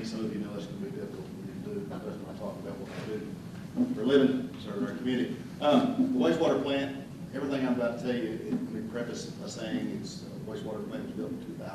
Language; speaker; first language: English; native; English